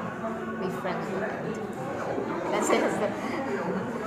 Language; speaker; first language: English; non-native, fluent; Vietnamese